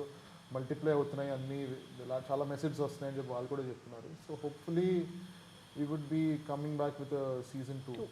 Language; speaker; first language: Telugu; native; Telugu